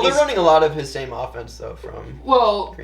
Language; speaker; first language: English; native; English